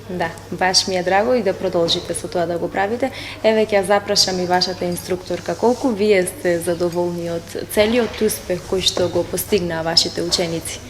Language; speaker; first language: Macedonian; native; Macedonian